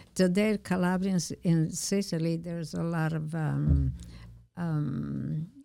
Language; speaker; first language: English; non-native, fluent; Italian